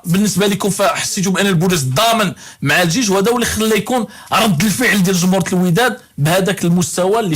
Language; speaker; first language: Arabic; native; Arabic